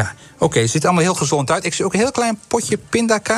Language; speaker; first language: Dutch; native; Dutch